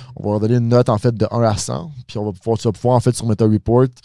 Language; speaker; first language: French; native; French